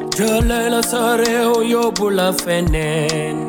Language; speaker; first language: French; non-native, local second language; Wolof